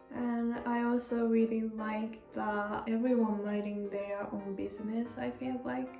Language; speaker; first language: English; non-native, fluent; Japanese